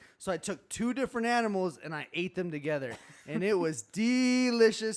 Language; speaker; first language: English; native; English